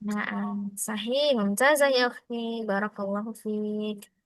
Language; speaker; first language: Arabic; non-native, fluent; Indonesian